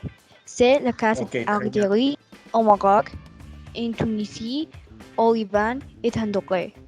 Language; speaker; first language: French; non-native, learner; Spanish